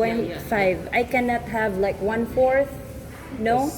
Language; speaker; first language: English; non-native, learner; Filipino